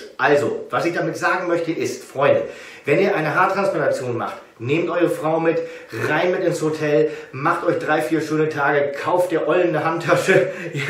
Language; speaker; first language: German; native; German